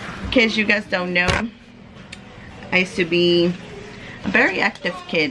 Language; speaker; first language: English; early bilingual, other home language; Spanish